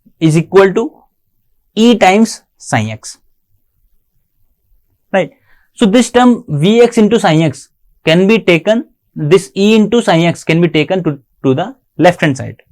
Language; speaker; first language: English; non-native, local second language; Hindi